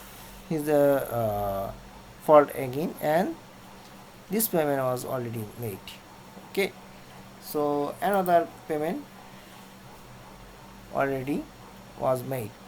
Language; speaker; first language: English; non-native, local second language; Bangla